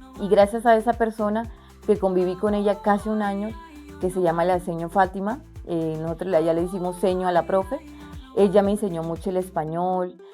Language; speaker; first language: Spanish; non-native, local second language; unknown